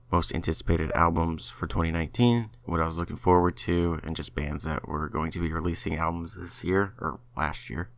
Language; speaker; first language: English; native; English